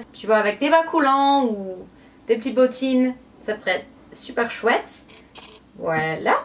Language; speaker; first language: French; non-native, fluent; English